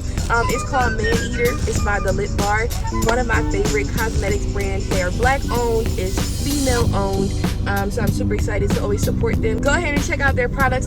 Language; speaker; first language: English; native; English